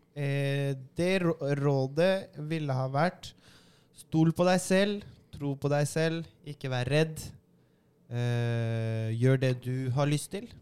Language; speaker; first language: Norwegian; early bilingual, other home language; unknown